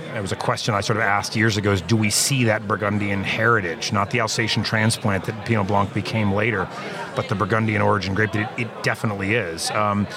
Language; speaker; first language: English; native; English